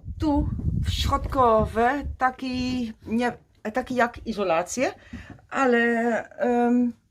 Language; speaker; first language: Polish; non-native, learner; Dutch